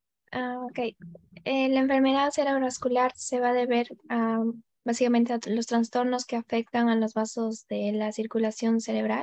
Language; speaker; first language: Spanish; native; Spanish